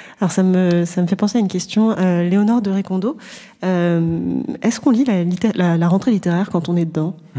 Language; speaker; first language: French; native; French